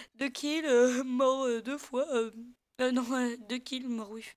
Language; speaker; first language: French; native; French